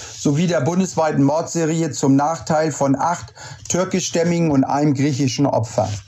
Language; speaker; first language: German; native; German